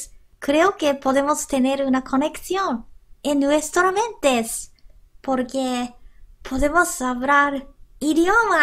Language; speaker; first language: Spanish; non-native, learner; Japanese